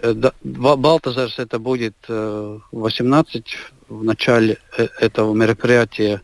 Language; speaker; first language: Russian; non-native, local second language; Latvian